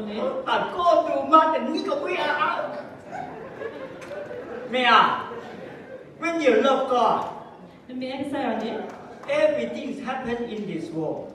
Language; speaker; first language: English; non-native, learner; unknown